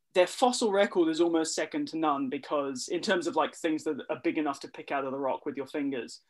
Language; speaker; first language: English; native; English